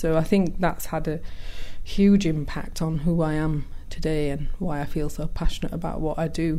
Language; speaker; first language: English; early bilingual, other home language; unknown